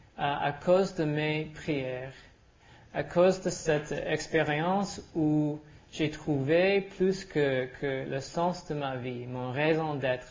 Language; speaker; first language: French; non-native, learner; English